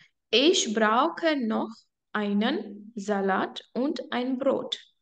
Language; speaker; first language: German; non-native, fluent; Hindi